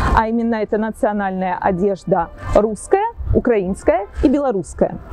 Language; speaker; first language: Russian; native; Russian